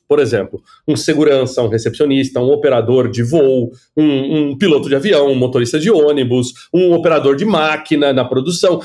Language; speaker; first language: Portuguese; native; Portuguese